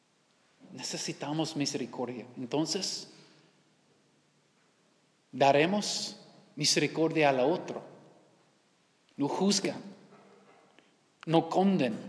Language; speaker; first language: Spanish; non-native, learner; English